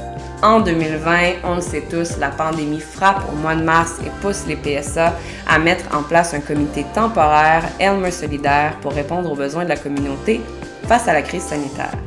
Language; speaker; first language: French; native; French